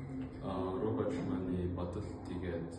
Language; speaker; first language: Mongolian; early bilingual, heritage; Mongolian